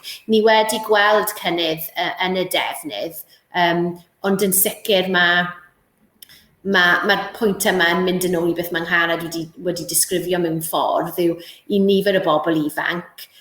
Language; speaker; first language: Welsh; native; Welsh